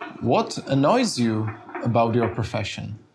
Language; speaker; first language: English; non-native, fluent; Czech